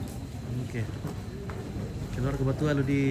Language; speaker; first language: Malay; non-native, local second language; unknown